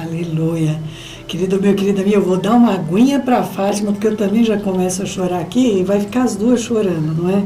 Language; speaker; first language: Portuguese; native; Portuguese